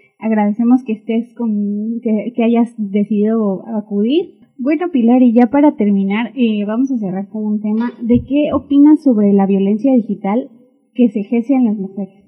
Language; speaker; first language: Spanish; native; Spanish